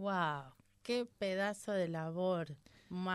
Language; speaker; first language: Spanish; native; Spanish